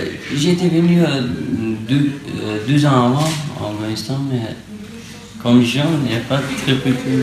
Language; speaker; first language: French; non-native, learner; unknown